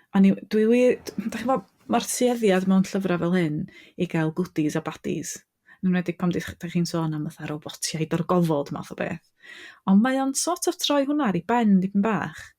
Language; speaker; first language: Welsh; native; Welsh